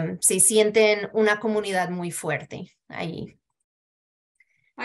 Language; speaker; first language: Spanish; early bilingual, heritage; Spanish